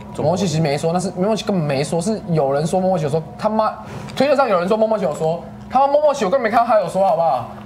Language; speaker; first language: Chinese; native; Chinese